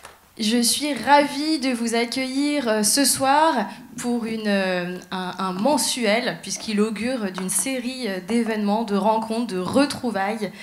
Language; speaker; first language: French; native; French